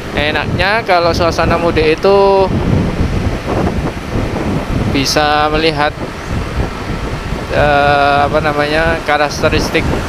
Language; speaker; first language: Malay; non-native, local second language; Javanese